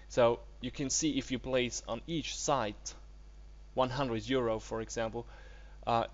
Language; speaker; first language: English; non-native, learner; German